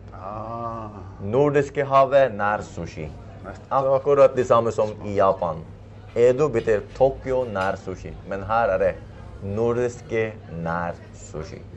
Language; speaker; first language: Norwegian; non-native, fluent; Filipino